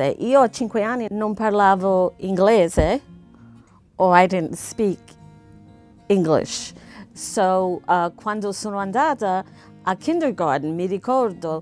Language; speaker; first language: Italian; early bilingual, heritage; Italian